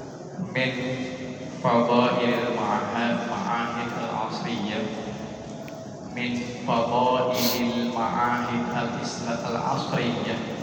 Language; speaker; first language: Arabic; non-native, fluent; Indonesian